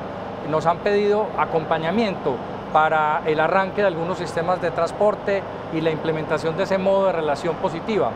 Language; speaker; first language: Spanish; native; Spanish